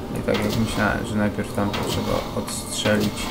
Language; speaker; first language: Polish; native; Polish